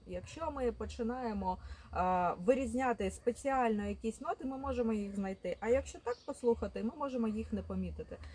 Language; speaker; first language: Ukrainian; native; Ukrainian